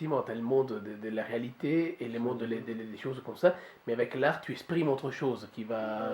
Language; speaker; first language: French; native; French